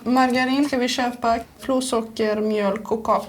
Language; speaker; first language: Swedish; early bilingual, other home language; Serbian